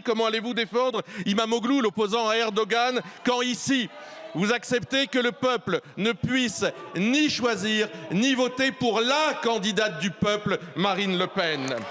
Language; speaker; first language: French; native; French